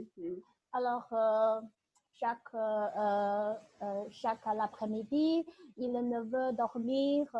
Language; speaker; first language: French; non-native, learner; Chinese